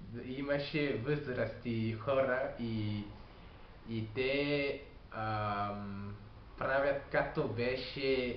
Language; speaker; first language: Bulgarian; non-native, learner; French